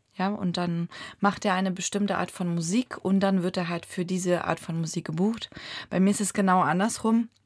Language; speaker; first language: German; early bilingual, other home language; Russian